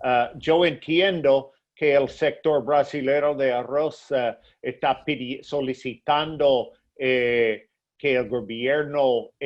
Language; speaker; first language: Spanish; non-native, fluent; English